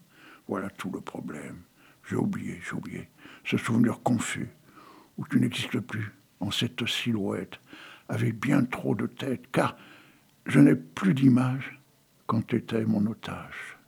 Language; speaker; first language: French; native; French